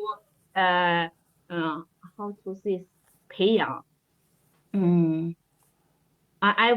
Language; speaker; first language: English; non-native, learner; Chinese